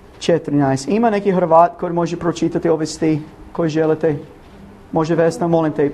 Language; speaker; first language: Bosnian; non-native, learner; English